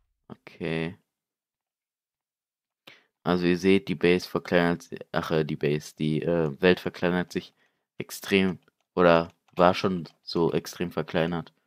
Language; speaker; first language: German; native; German